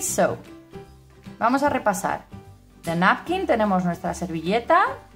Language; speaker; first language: Spanish; native; Spanish